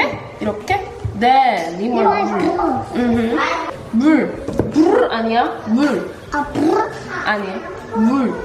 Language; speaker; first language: Korean; non-native, learner; English